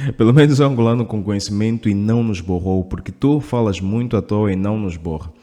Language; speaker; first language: Portuguese; native; Portuguese